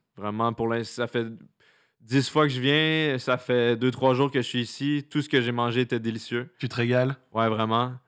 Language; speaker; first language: French; native; French